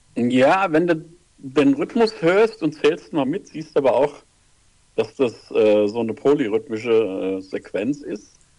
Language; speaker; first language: German; native; German